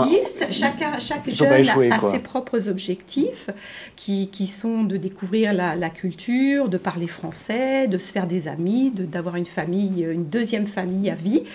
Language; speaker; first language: French; native; French